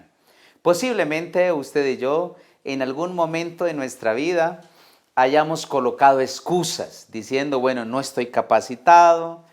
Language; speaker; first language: Spanish; native; Spanish